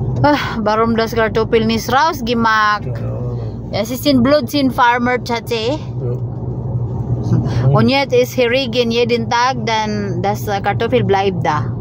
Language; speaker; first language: German; non-native, learner; Filipino